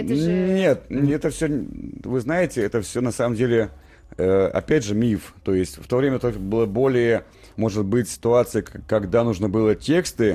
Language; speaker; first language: Russian; native; Russian